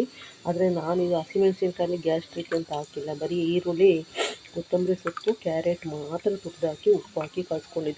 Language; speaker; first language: Kannada; native; Kannada